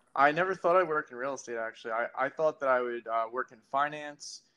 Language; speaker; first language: English; native; English